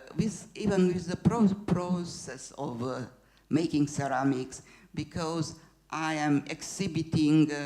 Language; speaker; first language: English; non-native, fluent; Hungarian